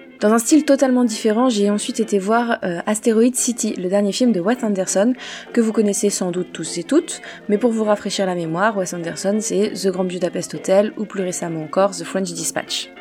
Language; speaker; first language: French; native; French